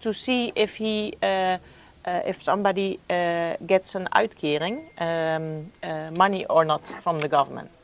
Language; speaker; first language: English; non-native, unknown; Dutch